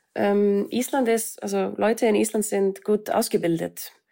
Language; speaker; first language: German; non-native, fluent; Icelandic